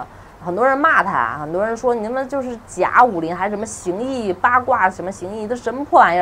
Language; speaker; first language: Chinese; native; Chinese